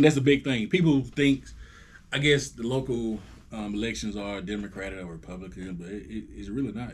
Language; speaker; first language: English; native; English